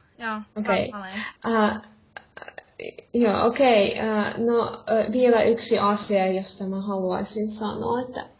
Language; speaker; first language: Finnish; non-native, fluent; Russian